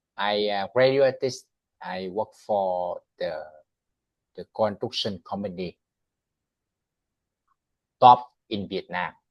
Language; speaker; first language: English; non-native, learner; Vietnamese